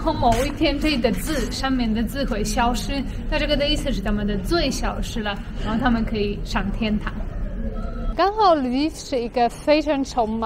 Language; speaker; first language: Chinese; non-native, fluent; Polish